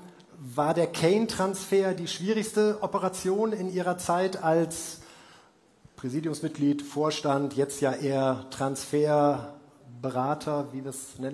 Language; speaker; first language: German; native; German